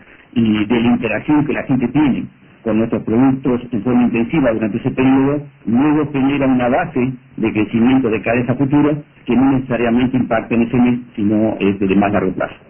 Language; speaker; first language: Spanish; native; Spanish